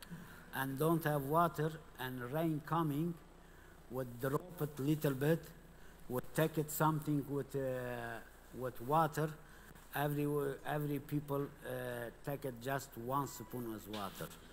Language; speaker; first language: English; non-native, learner; Kurdish